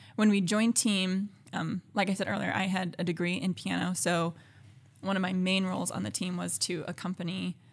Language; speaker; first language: English; native; English